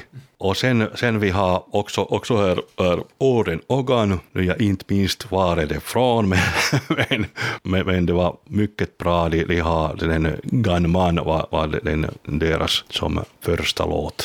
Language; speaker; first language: Swedish; non-native, local second language; Finnish